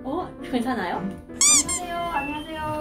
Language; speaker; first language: Korean; non-native, learner; Cantonese